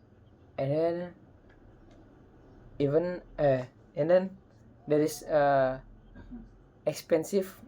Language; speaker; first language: English; non-native, learner; Indonesian